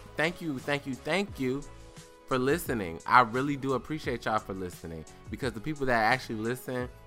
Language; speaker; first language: English; native; English